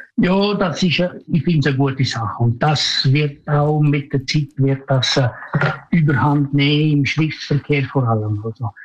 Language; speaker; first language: German; non-native, local second language; Romansh